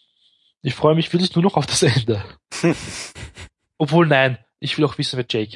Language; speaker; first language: German; native; German